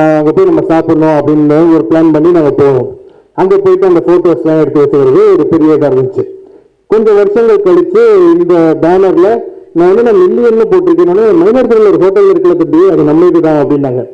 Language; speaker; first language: Tamil; native; Tamil